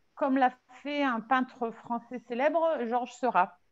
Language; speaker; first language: French; native; French